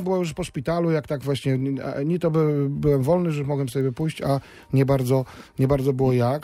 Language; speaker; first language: Polish; native; Polish